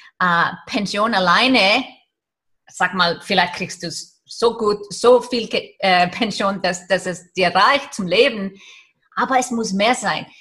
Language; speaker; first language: German; non-native, fluent; Icelandic